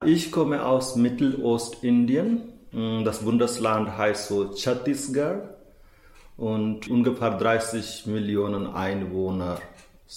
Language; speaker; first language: German; non-native, fluent; Hindi